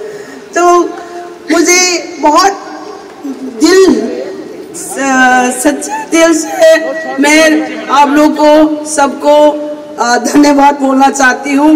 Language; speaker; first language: Hindi; non-native, local second language; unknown